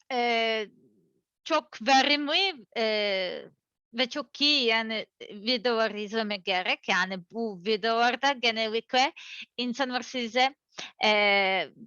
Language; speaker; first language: Turkish; non-native, learner; Serbian